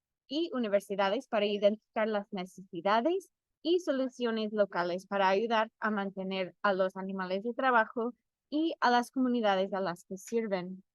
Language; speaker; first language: Spanish; non-native, fluent; English